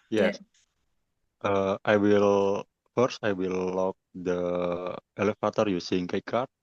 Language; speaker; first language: English; non-native, learner; Indonesian